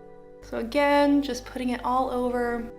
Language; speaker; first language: English; native; English